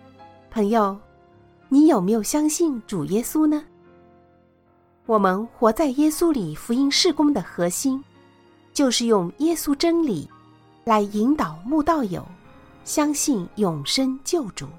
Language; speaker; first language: Chinese; native; Chinese